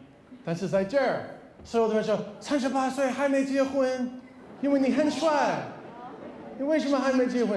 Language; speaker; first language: Chinese; non-native, learner; English